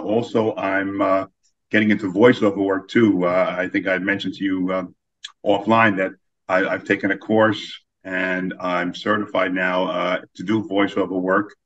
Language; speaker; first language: English; native; English